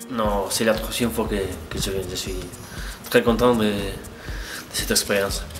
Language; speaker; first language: French; non-native, learner; Spanish